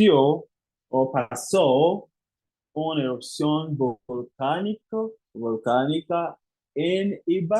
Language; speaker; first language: Spanish; non-native, fluent; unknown